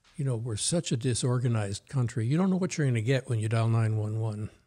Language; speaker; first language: English; early bilingual, other home language; Norwegian